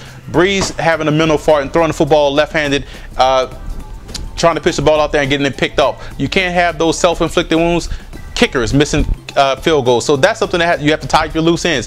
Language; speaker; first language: English; native; English